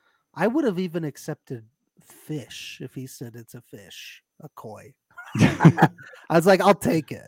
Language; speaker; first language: English; native; English